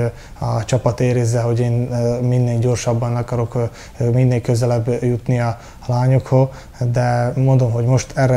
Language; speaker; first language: Hungarian; early bilingual, heritage; Hungarian